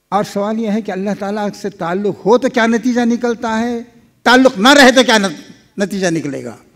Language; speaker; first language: Urdu; native; Urdu